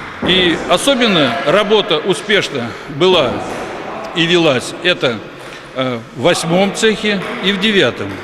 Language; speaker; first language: Russian; native; Russian